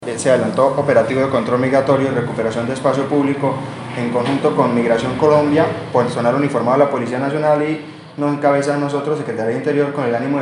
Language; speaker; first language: Spanish; native; Spanish